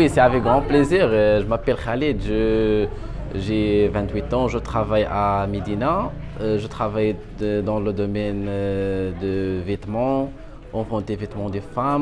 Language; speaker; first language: French; non-native, local second language; Arabic